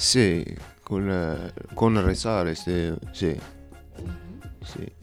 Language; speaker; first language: Spanish; non-native, learner; Berber languages